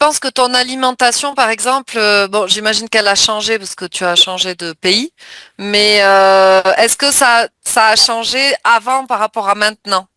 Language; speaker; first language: French; native; French